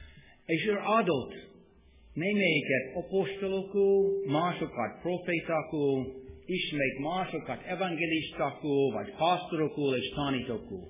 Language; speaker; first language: Hungarian; non-native, fluent; English